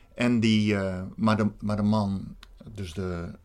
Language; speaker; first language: Dutch; native; Dutch